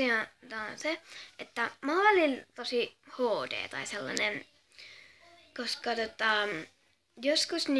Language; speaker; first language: Finnish; native; Finnish